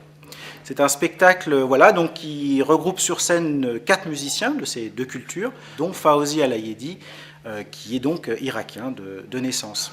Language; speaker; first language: French; native; French